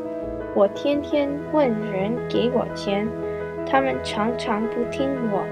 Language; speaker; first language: Chinese; non-native, learner; English